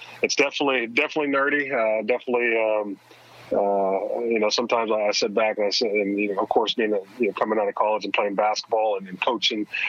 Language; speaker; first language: English; native; English